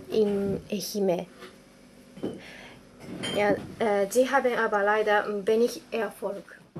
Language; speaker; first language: German; non-native, learner; Japanese